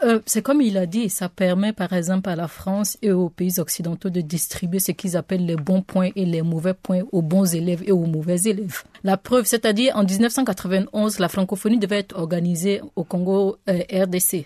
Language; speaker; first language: French; non-native, local second language; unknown